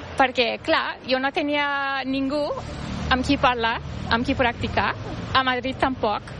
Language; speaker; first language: Catalan; non-native, fluent; Turkish